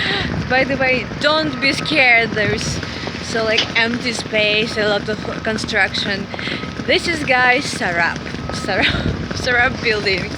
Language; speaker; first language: English; non-native, learner; Russian